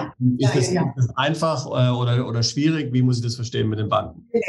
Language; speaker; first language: German; native; German